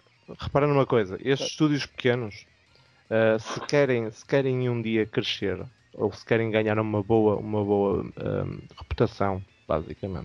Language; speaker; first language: Portuguese; native; Portuguese